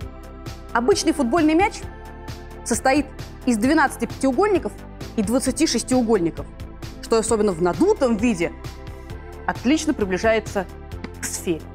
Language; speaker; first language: Russian; native; Russian